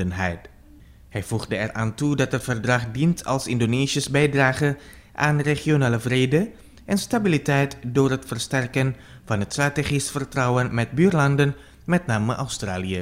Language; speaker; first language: Dutch; non-native, fluent; Indonesian